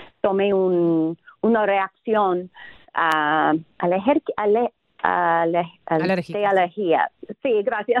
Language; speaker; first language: Spanish; non-native, fluent; English